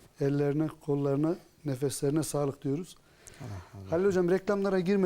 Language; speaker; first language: Turkish; native; Turkish